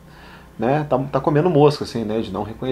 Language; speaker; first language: Portuguese; native; Portuguese